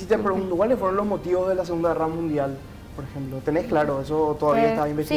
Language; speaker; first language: Spanish; native; Spanish